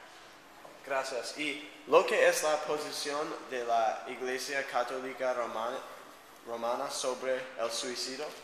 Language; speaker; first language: Spanish; non-native, learner; English